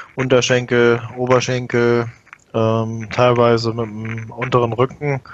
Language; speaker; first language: German; native; German